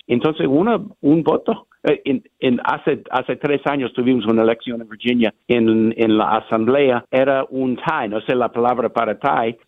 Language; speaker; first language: Spanish; non-native, fluent; English